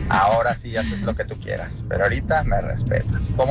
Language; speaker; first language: Spanish; native; Spanish